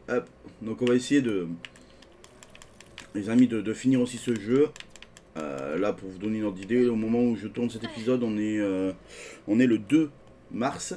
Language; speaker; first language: French; native; French